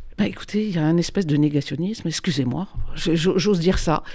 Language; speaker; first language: French; native; French